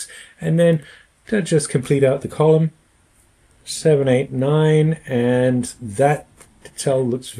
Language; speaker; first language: English; native; English